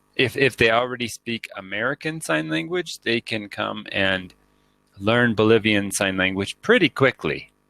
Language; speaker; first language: English; native; English